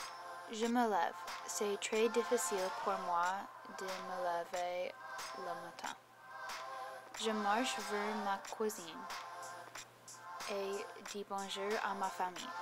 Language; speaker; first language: French; non-native, learner; English